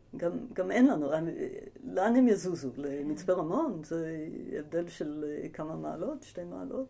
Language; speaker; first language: Hebrew; early bilingual, other home language; English